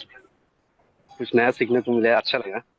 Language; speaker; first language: Hindi; non-native, local second language; Bangla